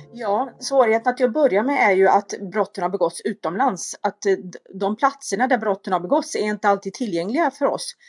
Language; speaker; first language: Swedish; native; Swedish